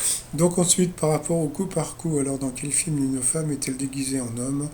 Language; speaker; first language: French; native; French